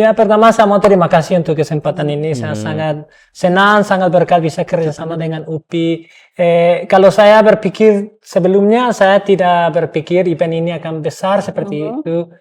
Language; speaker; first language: Indonesian; non-native, fluent; English